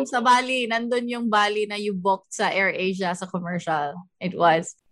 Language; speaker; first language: English; non-native, local second language; Cebuano